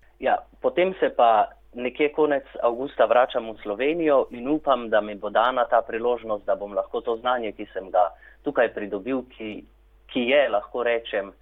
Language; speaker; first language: Slovenian; non-native, local second language; Romany